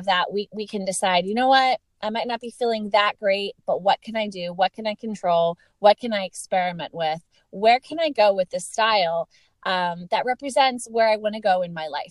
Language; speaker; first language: English; native; English